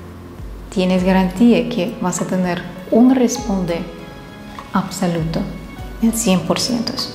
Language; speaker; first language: Spanish; non-native, fluent; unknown